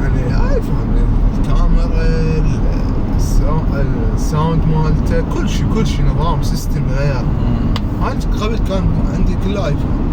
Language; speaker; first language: Arabic; non-native, learner; Urdu